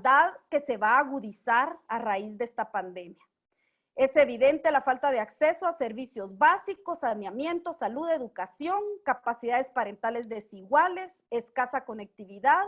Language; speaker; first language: Spanish; native; Spanish